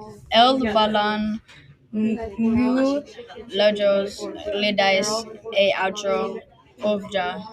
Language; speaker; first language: Spanish; non-native, learner; English